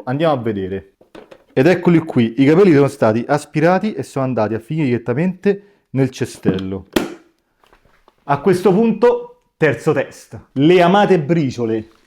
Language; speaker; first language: Italian; native; Italian